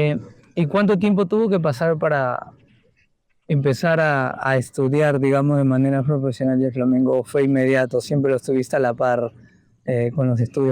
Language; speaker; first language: Spanish; native; Spanish